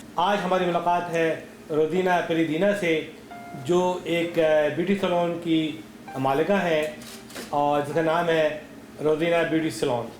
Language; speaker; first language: Urdu; native; Urdu